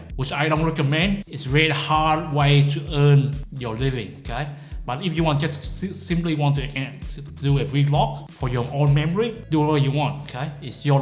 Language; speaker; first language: English; non-native, fluent; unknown